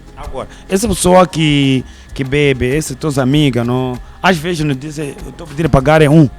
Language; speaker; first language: Portuguese; non-native, learner; Kinyarwanda